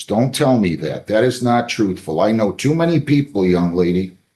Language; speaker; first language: English; native; English